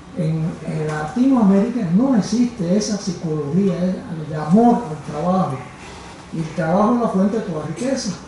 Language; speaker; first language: Spanish; native; Spanish